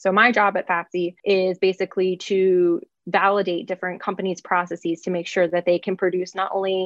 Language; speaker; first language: English; native; English